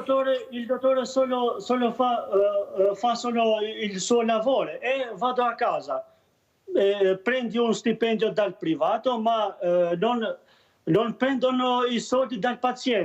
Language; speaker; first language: Italian; non-native, learner; Albanian